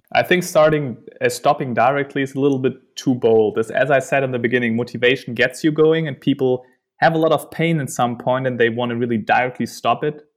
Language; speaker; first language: English; non-native, fluent; German